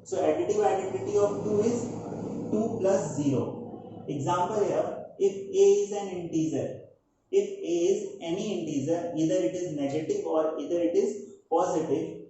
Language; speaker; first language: English; non-native, local second language; Hindi